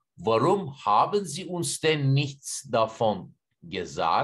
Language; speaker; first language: German; non-native, fluent; Turkish